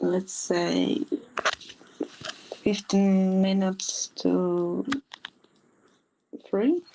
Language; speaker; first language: English; non-native, learner; Polish